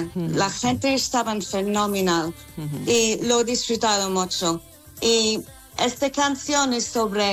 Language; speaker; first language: Spanish; non-native, learner; English